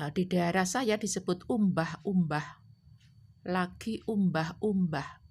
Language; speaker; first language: Indonesian; non-native, local second language; Javanese